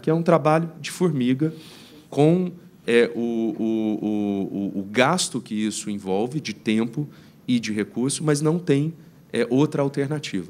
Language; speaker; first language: Portuguese; native; Portuguese